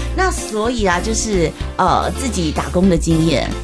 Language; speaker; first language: Chinese; native; Chinese